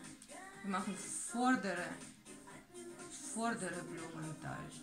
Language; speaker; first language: German; non-native, learner; Russian